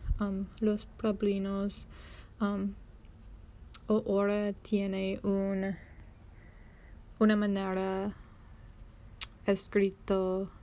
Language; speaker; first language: Spanish; non-native, learner; English